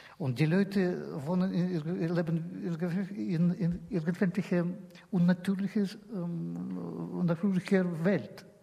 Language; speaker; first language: German; non-native, learner; Russian